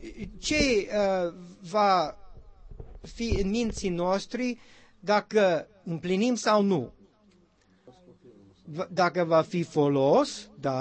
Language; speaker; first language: Romanian; non-native, learner; English